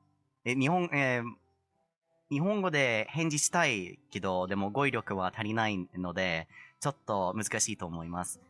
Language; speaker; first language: Japanese; non-native, fluent; English